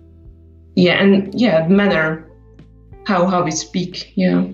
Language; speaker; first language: English; non-native, fluent; Slovak